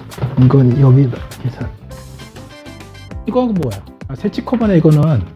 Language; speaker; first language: Korean; native; Korean